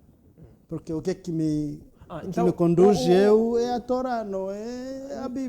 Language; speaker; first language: Portuguese; non-native, local second language; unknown